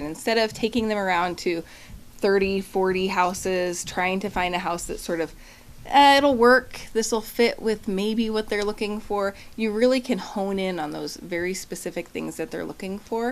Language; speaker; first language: English; native; English